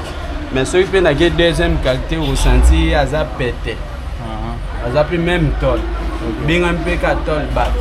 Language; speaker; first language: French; non-native, local second language; Lingala